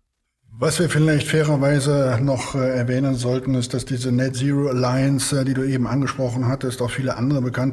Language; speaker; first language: German; native; German